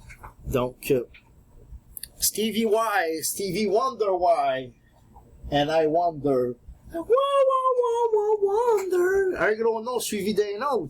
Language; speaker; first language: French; native; French